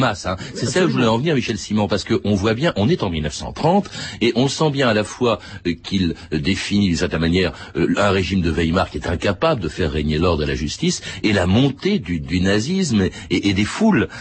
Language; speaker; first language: French; native; French